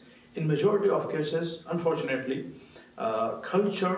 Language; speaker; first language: English; non-native, local second language; Urdu